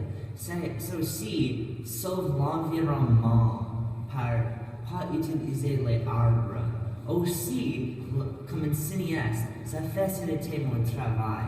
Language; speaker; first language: French; non-native, learner; English